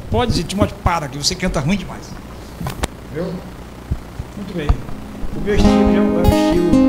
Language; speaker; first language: Portuguese; native; Portuguese